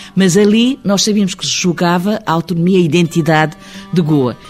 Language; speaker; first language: Portuguese; early bilingual, heritage; Portuguese